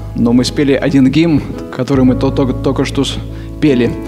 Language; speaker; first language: Russian; native; Russian